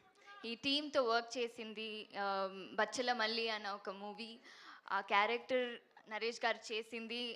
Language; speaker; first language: Telugu; non-native, fluent; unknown